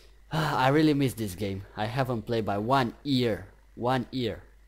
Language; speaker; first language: English; non-native, learner; Romanian